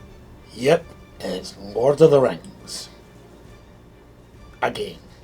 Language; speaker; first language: English; native; English